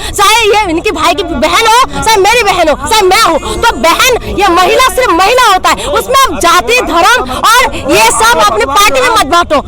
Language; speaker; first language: Hindi; non-native, local second language; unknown